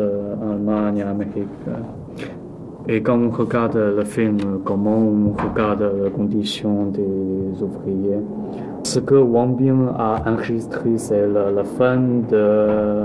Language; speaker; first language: French; non-native, learner; Chinese